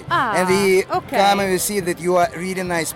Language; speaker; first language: English; non-native, learner; Russian